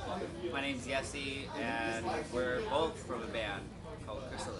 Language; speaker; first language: English; native; English